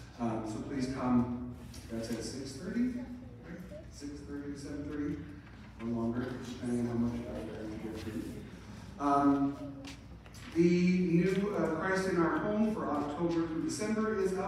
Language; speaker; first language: English; native; English